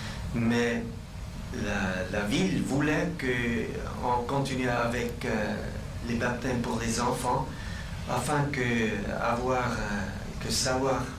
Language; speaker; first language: French; non-native, local second language; German